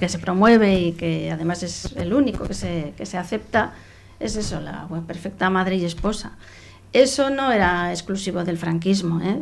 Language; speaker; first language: Spanish; non-native, local second language; Catalan